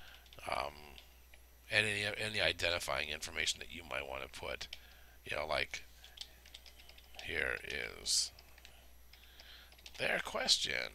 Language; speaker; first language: English; native; English